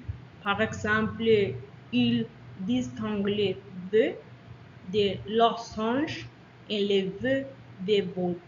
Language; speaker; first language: French; non-native, learner; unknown